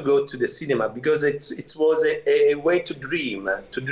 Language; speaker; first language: English; non-native, fluent; Italian